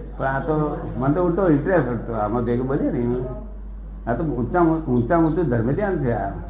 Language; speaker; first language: Gujarati; native; Gujarati